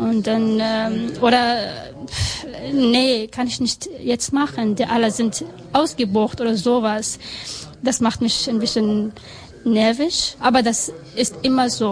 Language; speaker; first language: German; non-native, learner; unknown